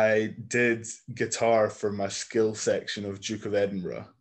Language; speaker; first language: English; native; English